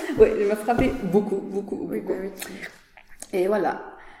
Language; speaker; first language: French; non-native, learner; Persian